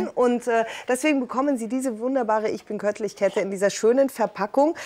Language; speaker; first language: German; native; German